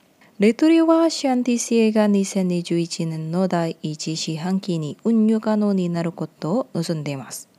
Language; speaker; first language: Japanese; non-native, fluent; Indonesian